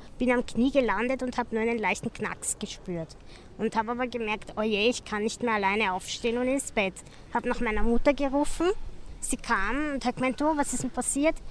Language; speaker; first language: German; native; German